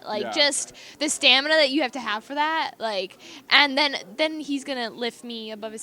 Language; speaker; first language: English; native; English